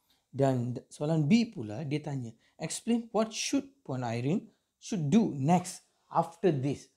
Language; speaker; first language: English; non-native, local second language; Tamil